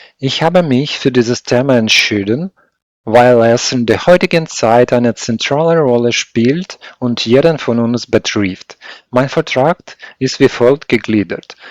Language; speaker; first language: German; non-native, learner; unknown